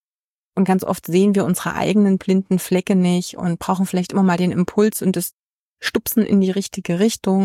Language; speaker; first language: German; native; German